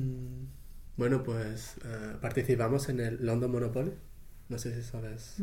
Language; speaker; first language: Spanish; native; Spanish